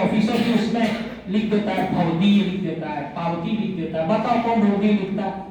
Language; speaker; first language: Hindi; native; Hindi